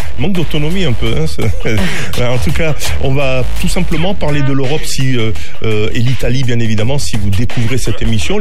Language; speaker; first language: French; native; French